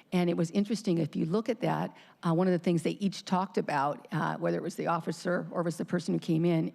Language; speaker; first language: English; native; English